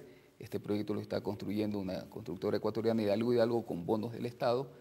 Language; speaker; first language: Spanish; native; Spanish